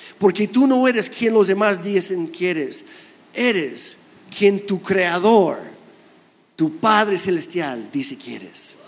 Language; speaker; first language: Spanish; non-native, fluent; English